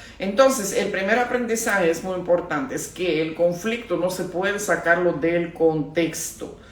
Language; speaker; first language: Spanish; non-native, fluent; Russian